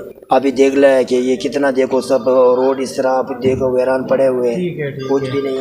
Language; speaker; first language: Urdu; non-native, local second language; Pashto